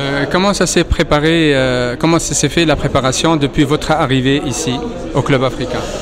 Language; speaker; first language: French; non-native, local second language; Arabic